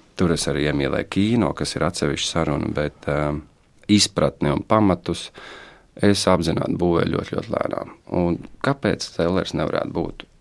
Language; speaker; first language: Latvian; native; Latvian